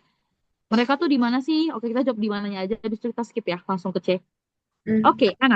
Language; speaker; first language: Indonesian; native; Indonesian